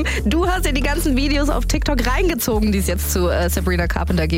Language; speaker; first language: German; native; German